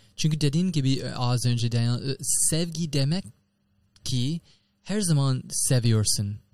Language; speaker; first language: Turkish; non-native, fluent; English